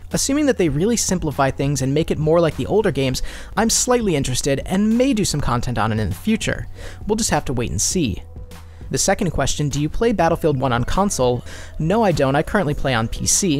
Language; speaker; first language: English; native; English